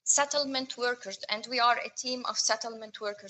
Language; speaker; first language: English; non-native, fluent; Arabic